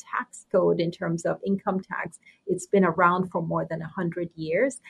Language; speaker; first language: English; native; English